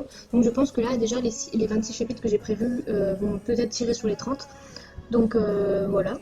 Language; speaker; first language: French; native; French